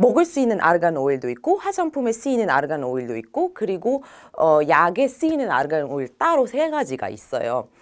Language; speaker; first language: Korean; non-native, fluent; Arabic